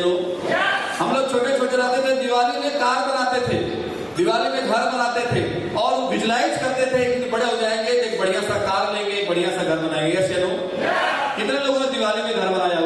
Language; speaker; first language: Hindi; native; Hindi